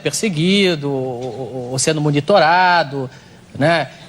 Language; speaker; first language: Portuguese; native; Portuguese